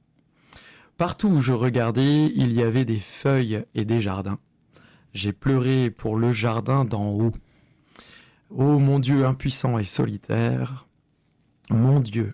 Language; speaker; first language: French; native; French